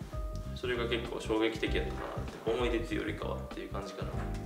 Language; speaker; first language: Japanese; native; Japanese